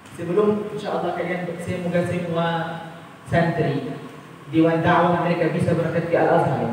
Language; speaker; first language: Indonesian; non-native, fluent; Arabic